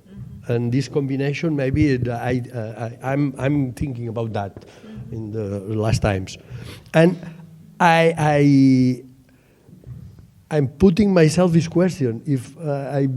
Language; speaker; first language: English; non-native, learner; Catalan